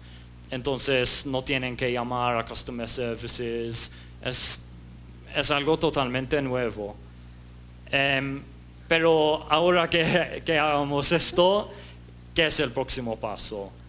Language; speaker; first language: Spanish; non-native, fluent; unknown